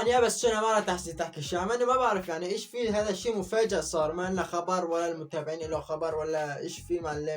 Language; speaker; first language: Arabic; native; Arabic